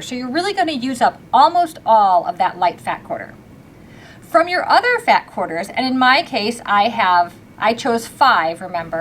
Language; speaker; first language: English; native; English